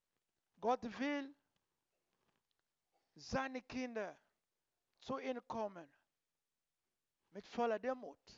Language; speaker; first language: German; non-native, learner; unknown